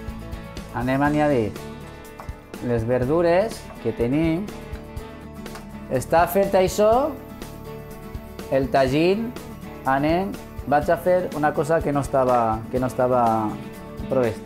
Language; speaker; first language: Catalan; non-native, fluent; Arabic